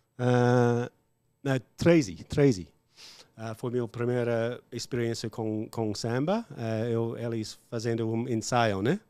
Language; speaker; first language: Portuguese; non-native, learner; English